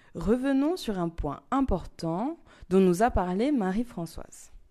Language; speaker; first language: French; native; French